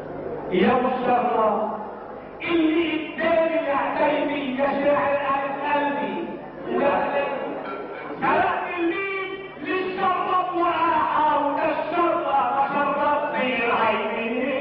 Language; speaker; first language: Arabic; native; Arabic